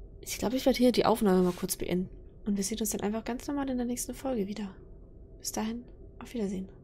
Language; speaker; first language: German; native; German